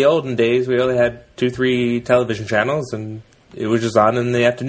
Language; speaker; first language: English; native; English